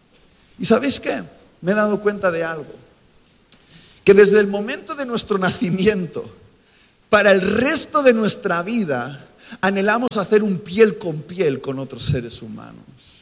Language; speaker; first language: Spanish; native; Spanish